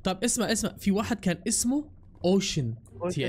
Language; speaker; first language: Arabic; native; Arabic